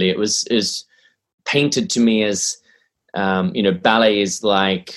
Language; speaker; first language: English; native; English